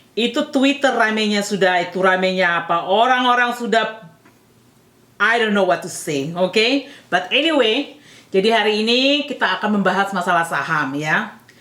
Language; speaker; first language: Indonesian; native; Indonesian